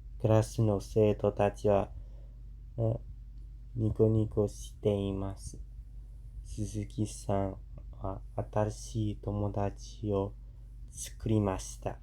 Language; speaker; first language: Japanese; non-native, learner; English